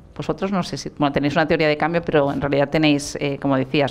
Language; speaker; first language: Spanish; non-native, local second language; Catalan